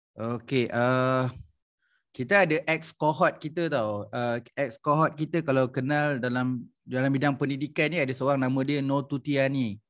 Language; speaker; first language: Malay; native; Malay